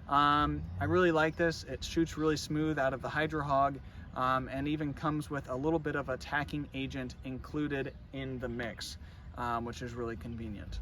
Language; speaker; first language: English; native; English